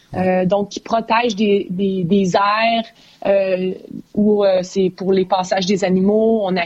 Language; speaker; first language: French; native; French